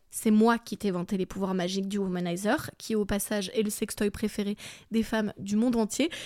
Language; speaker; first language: French; early bilingual, other home language; English